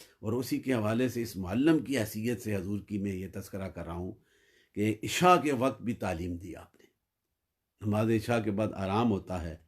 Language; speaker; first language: Urdu; native; Urdu